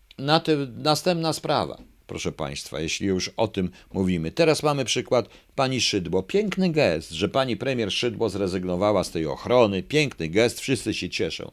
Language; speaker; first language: Polish; native; Polish